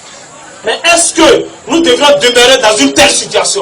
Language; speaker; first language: French; non-native, local second language; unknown